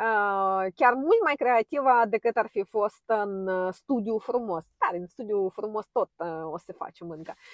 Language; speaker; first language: Romanian; non-native, fluent; Ukrainian